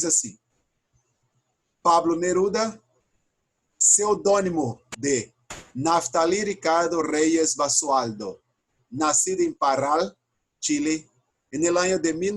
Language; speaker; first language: Spanish; non-native, fluent; Portuguese